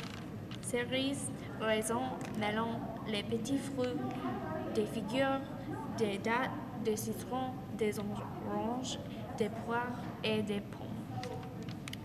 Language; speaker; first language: French; non-native, learner; English